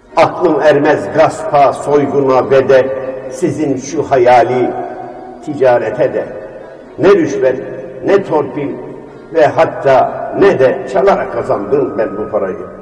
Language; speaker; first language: Turkish; native; Turkish